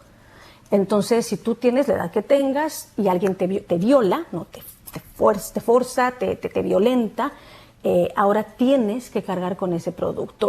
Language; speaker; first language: Spanish; native; Spanish